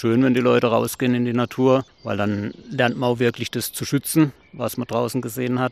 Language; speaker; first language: German; native; German